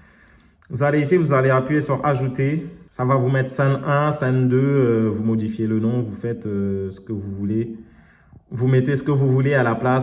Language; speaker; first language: French; native; French